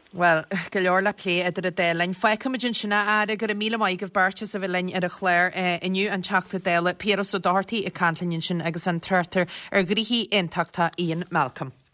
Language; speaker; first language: Irish; native; Irish